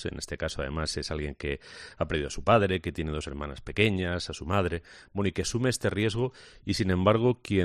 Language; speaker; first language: Spanish; native; Spanish